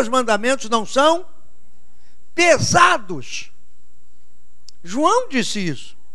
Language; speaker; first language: Portuguese; native; Portuguese